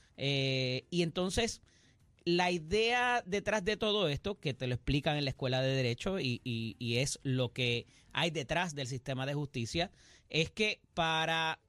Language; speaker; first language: Spanish; native; Spanish